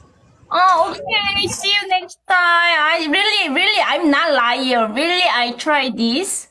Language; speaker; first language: English; non-native, learner; Korean